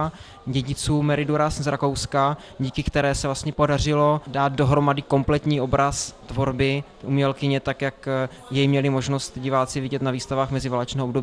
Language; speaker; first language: Czech; native; Czech